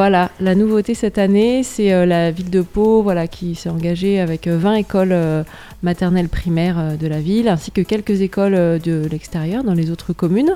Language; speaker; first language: French; native; French